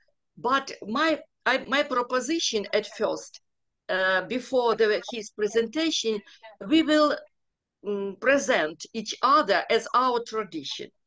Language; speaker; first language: English; non-native, learner; Ukrainian